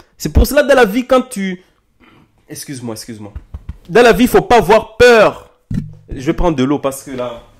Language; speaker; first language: French; non-native, local second language; Lingala